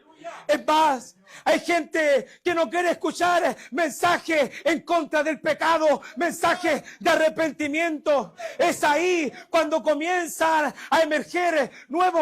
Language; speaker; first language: Spanish; native; Spanish